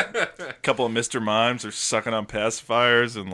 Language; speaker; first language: English; native; English